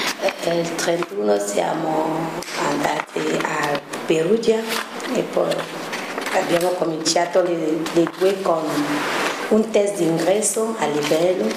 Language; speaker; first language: Italian; non-native, learner; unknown